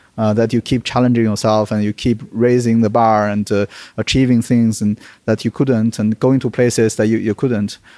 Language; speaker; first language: English; non-native, fluent; Chinese